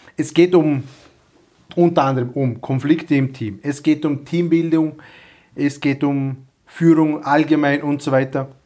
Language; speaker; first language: German; native; German